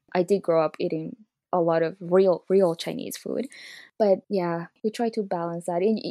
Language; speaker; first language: English; early bilingual, other home language; Spanish